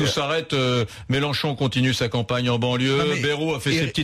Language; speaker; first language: French; native; French